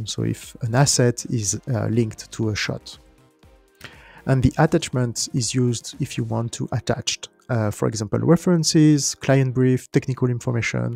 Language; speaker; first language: English; non-native, fluent; French